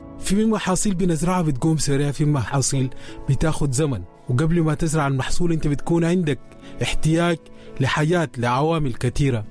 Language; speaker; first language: Arabic; native; Arabic